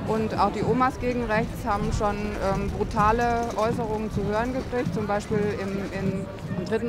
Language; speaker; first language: German; native; German